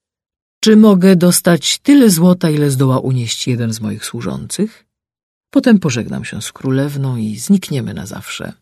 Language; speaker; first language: Polish; native; Polish